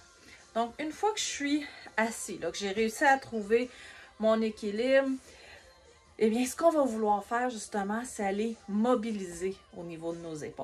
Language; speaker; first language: French; native; French